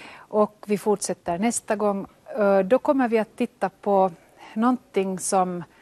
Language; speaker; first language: Swedish; native; Swedish